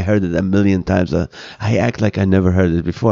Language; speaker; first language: English; non-native, fluent; Arabic